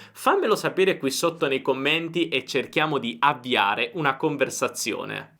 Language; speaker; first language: Italian; native; Italian